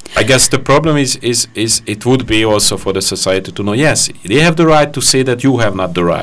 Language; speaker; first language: English; non-native, fluent; Hungarian